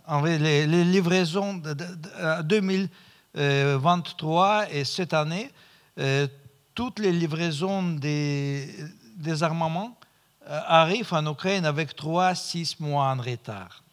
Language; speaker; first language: French; non-native, fluent; Russian